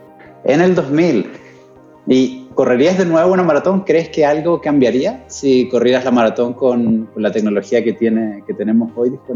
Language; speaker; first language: Spanish; native; Spanish